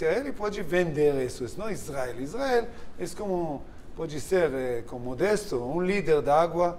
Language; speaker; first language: Portuguese; non-native, learner; Hebrew